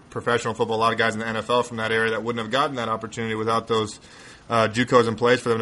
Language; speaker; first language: English; native; English